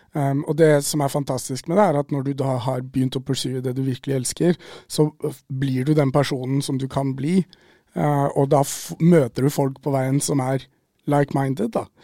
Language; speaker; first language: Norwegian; native; Norwegian